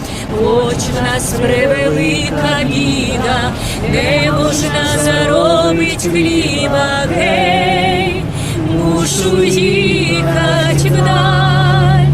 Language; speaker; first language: Ukrainian; native; Ukrainian